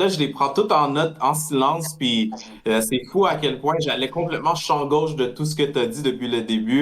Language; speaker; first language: French; native; French